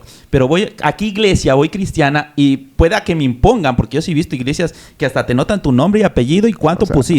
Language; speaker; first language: Spanish; native; Spanish